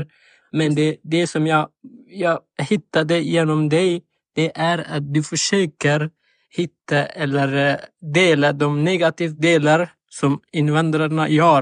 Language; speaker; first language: Swedish; non-native, learner; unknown